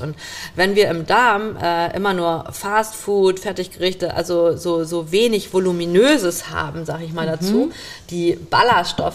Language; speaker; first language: German; native; German